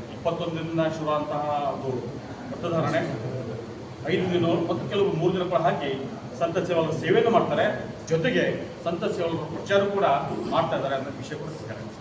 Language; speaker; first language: Kannada; non-native, local second language; Lambadi